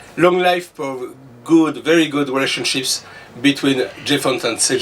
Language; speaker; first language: English; non-native, learner; French